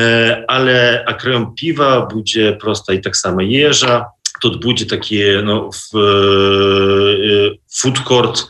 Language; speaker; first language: Belarusian; non-native, local second language; Polish